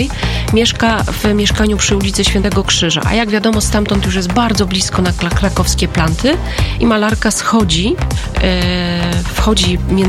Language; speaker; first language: Polish; native; Polish